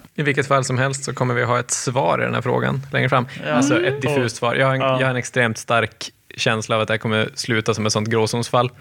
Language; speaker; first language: Swedish; native; Swedish